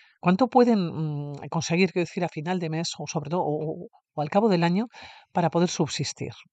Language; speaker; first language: Spanish; native; Spanish